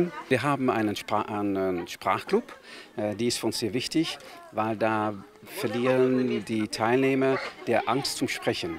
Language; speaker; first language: German; non-native, fluent; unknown